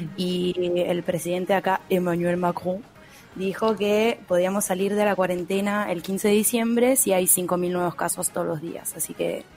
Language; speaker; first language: Spanish; non-native, fluent; French